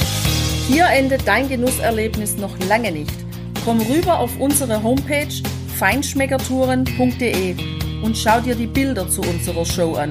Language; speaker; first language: German; native; German